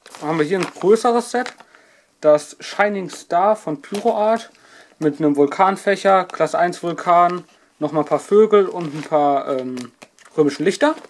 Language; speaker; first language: German; native; German